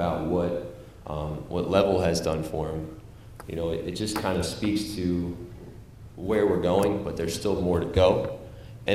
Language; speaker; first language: English; native; English